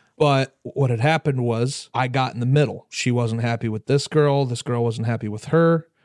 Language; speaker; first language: English; native; English